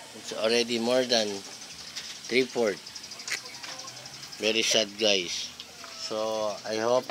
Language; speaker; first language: English; non-native, local second language; Filipino